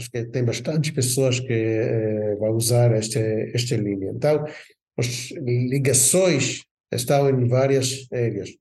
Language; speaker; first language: Portuguese; non-native, fluent; Hebrew